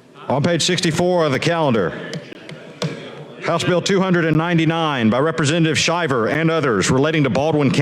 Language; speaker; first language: English; native; English